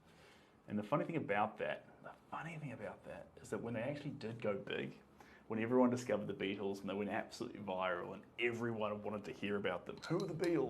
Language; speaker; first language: English; native; English